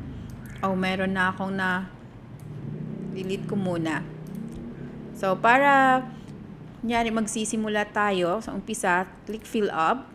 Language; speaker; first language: Filipino; native; Filipino